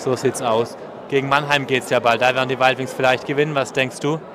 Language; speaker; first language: German; native; German